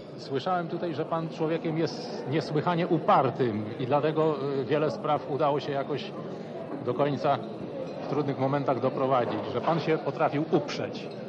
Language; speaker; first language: Polish; native; Polish